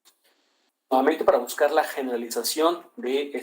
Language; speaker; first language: Spanish; native; Spanish